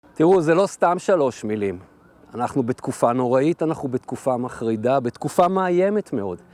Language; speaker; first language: Hebrew; native; Hebrew